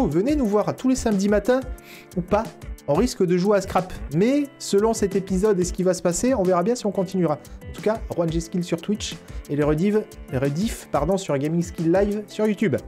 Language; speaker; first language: French; native; French